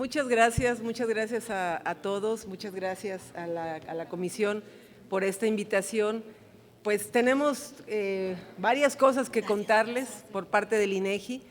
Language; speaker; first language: Spanish; native; Spanish